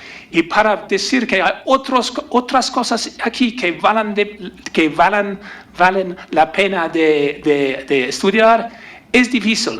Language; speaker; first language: Spanish; non-native, learner; English